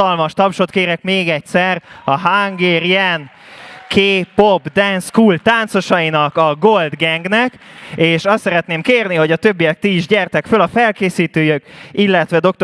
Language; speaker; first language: Hungarian; native; Hungarian